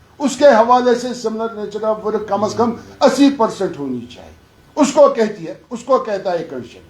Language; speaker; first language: Urdu; non-native, local second language; Kashmiri